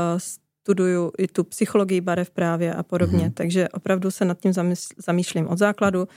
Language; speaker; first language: Czech; native; Czech